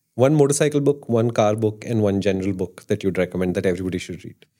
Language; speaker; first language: English; non-native, local second language; Hindi